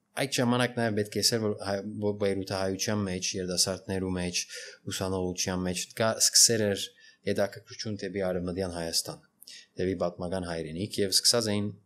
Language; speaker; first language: Armenian; early bilingual, heritage; Armenian